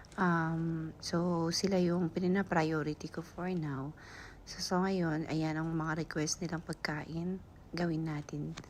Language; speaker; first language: Filipino; native; Filipino